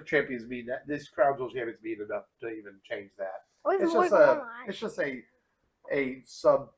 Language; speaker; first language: English; native; English